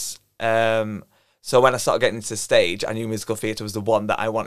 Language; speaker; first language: English; native; English